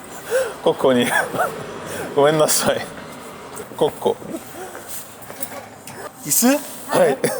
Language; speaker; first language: Japanese; non-native, learner; French